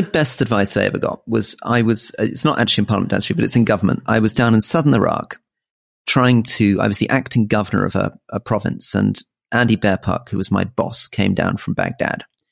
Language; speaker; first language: English; native; English